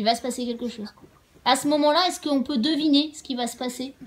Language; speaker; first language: French; native; French